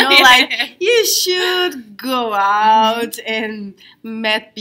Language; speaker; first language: English; non-native, fluent; Portuguese